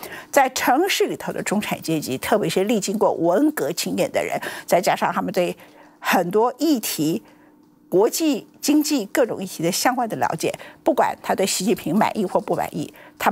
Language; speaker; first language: Chinese; native; Chinese